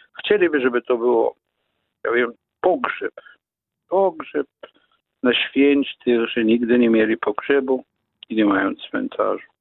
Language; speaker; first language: Polish; non-native, fluent; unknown